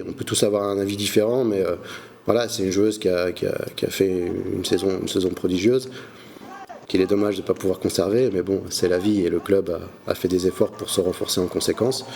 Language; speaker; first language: French; native; French